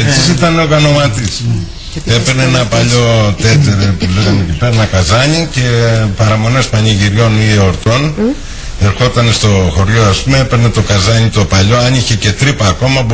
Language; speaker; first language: Greek; native; Greek